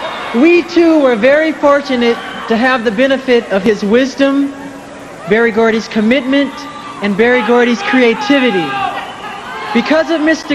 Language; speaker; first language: English; native; English